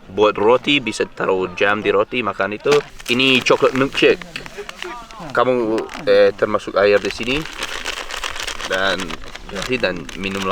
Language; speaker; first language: Indonesian; non-native, learner; English